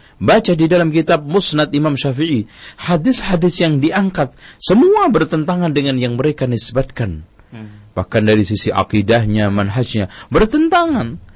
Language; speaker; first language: Indonesian; non-native, local second language; Javanese